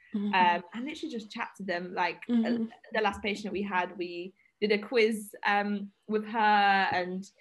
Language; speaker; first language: English; native; English